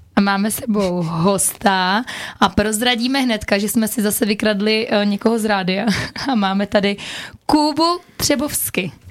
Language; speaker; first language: Czech; native; Czech